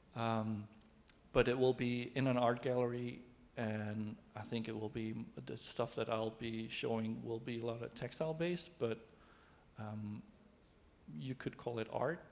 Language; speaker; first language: English; non-native, fluent; Dutch